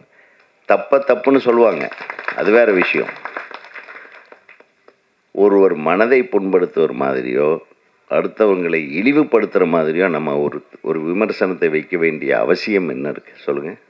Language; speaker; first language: Tamil; native; Tamil